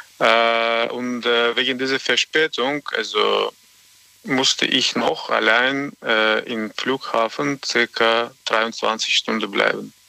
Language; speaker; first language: German; non-native, learner; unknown